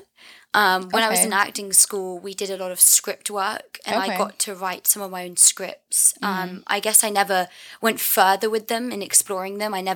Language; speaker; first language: English; native; English